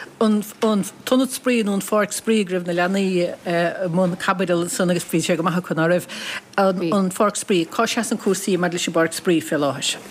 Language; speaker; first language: Irish; native; Irish